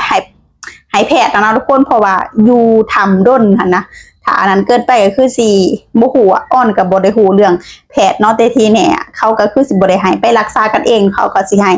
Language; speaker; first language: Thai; non-native, local second language; Lao